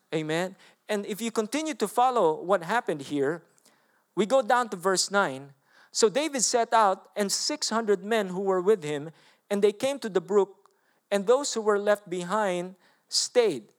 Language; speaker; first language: English; non-native, local second language; Filipino